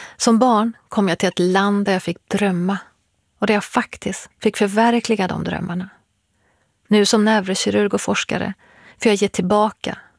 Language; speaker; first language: Swedish; early bilingual, other home language; Persian